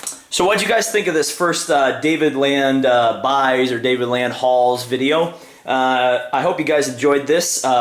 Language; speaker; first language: English; native; English